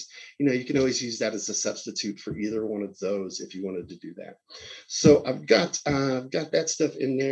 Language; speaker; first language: English; native; English